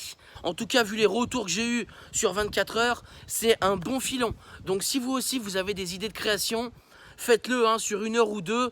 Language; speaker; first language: French; native; French